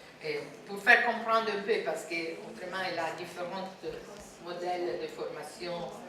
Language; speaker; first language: French; non-native, fluent; Italian